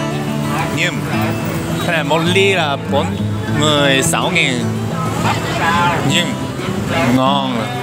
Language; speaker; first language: Vietnamese; non-native, learner; Japanese